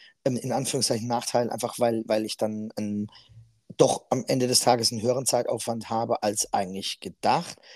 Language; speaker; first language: German; native; German